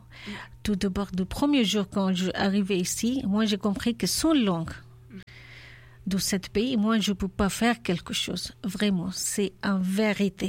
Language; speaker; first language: French; non-native, learner; Urdu